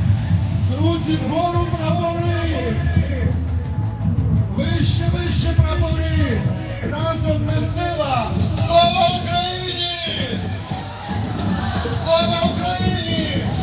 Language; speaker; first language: Ukrainian; native; Ukrainian